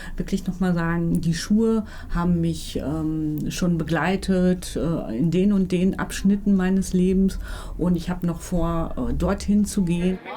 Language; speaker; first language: German; native; German